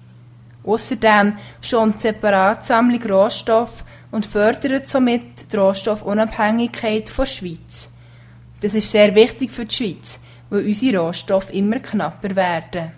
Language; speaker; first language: German; native; German